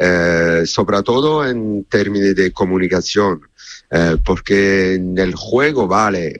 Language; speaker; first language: Spanish; non-native, learner; French